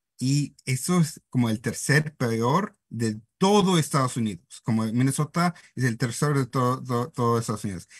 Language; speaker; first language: Spanish; non-native, fluent; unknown